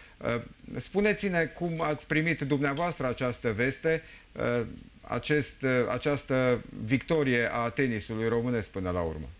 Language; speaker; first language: Romanian; native; Romanian